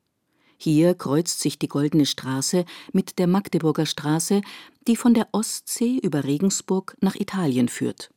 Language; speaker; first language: German; native; German